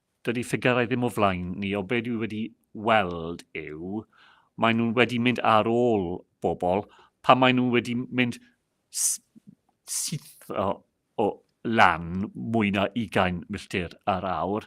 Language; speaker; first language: Welsh; non-native, local second language; English